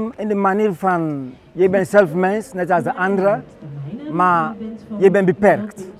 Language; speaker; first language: Dutch; non-native, fluent; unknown